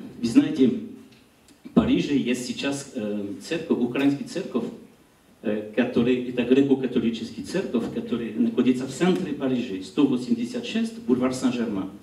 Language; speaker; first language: Russian; non-native, learner; French